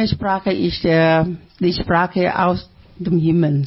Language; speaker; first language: German; non-native, fluent; Thai